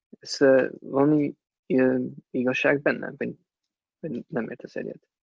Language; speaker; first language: Hungarian; non-native, fluent; English